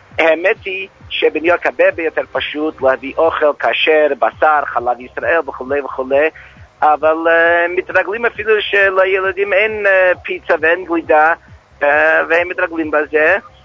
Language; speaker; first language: Hebrew; non-native, fluent; English